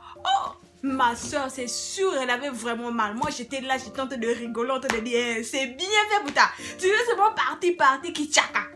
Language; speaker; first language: French; non-native, local second language; Lingala